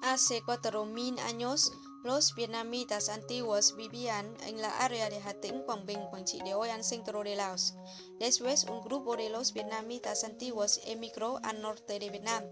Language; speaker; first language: Spanish; non-native, learner; Vietnamese